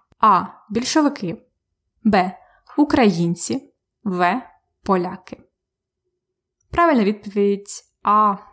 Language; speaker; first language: Ukrainian; native; Ukrainian